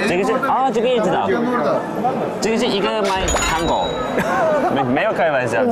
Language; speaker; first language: Chinese; non-native, fluent; Turkish